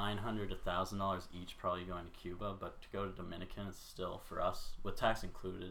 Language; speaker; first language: English; native; English